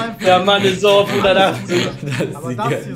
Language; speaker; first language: German; native; German